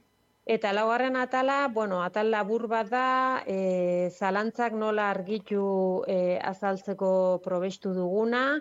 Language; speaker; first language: Basque; native; Basque